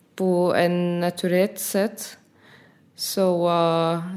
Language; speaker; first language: Swedish; non-native, learner; Arabic